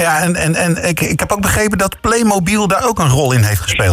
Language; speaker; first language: Dutch; native; Dutch